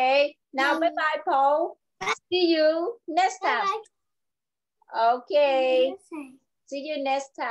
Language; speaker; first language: English; non-native, learner; Vietnamese